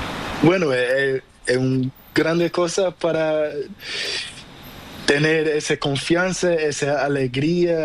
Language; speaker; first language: Spanish; non-native, learner; Portuguese